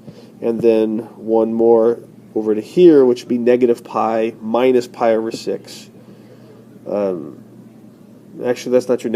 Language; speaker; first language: English; native; English